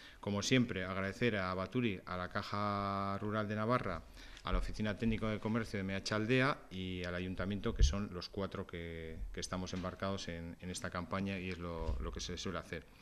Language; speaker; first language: Spanish; native; Spanish